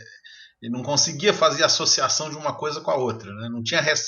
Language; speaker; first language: Portuguese; native; Portuguese